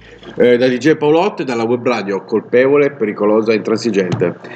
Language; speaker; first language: Italian; native; Italian